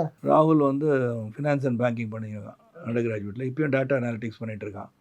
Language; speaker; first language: Tamil; native; Tamil